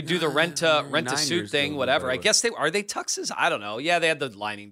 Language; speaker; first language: English; native; English